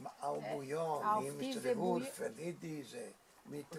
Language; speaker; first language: German; non-native, learner; Italian